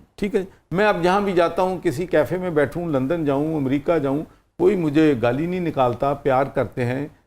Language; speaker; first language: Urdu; non-native, local second language; Punjabi